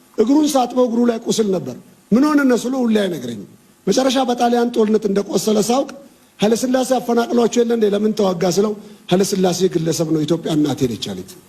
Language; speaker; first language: Amharic; non-native, local second language; Oromo